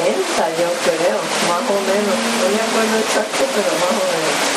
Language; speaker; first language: Spanish; early bilingual, other home language; Japanese